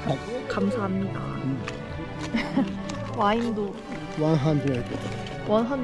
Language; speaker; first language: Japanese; non-native, learner; Korean